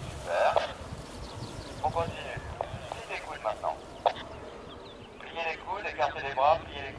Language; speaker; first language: French; native; French